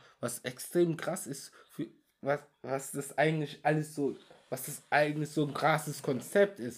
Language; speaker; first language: German; early bilingual, other home language; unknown